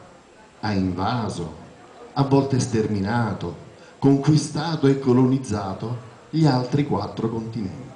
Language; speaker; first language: Italian; native; Italian